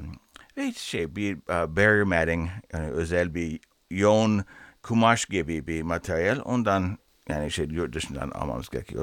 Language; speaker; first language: Turkish; non-native, learner; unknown